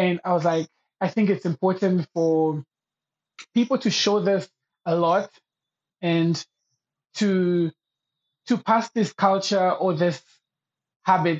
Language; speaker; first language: English; non-native, local second language; Swahili